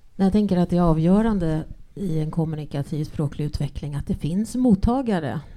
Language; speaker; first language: Swedish; early bilingual, other home language; English